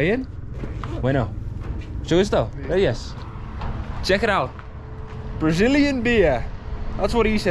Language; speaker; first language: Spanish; non-native, fluent; English